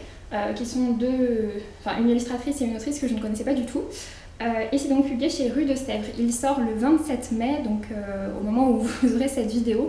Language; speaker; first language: French; native; French